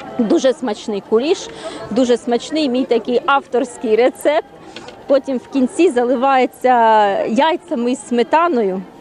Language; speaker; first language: Ukrainian; native; Ukrainian